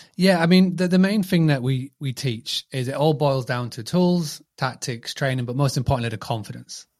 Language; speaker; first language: English; native; English